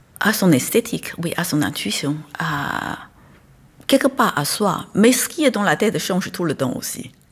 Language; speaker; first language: French; non-native, fluent; Chinese